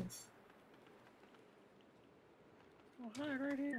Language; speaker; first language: English; native; English